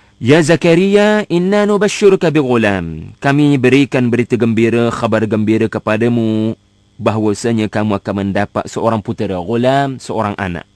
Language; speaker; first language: Malay; native; Malay